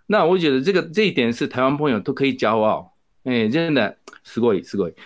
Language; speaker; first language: Chinese; non-native, fluent; Japanese